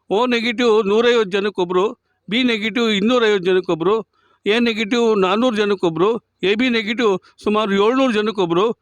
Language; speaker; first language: Kannada; native; Kannada